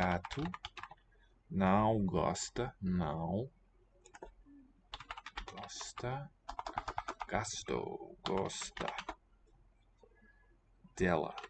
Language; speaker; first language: Portuguese; non-native, learner; English